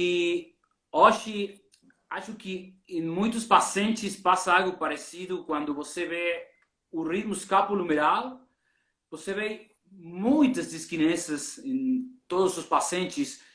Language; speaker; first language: Portuguese; non-native, learner; Spanish